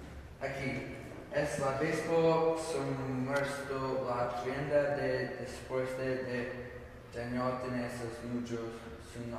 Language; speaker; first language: Spanish; non-native, learner; English